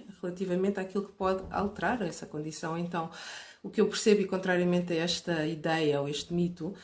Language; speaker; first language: Portuguese; native; Portuguese